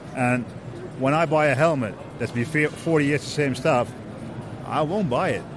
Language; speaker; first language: English; non-native, fluent; Dutch